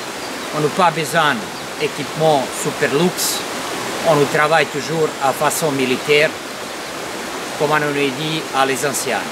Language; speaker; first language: French; non-native, fluent; Serbian